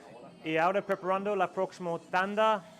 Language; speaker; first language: Spanish; non-native, learner; English